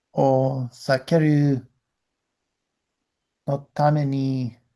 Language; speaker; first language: Japanese; non-native, learner; English